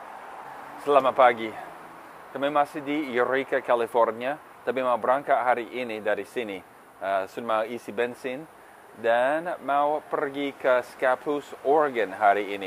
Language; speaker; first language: Indonesian; non-native, fluent; English